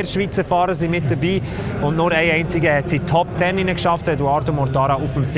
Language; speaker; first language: German; native; German